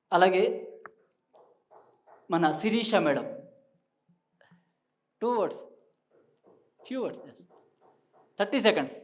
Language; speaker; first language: Telugu; native; Telugu